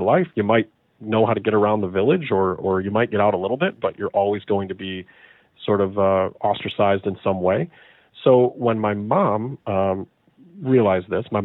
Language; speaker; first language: English; native; English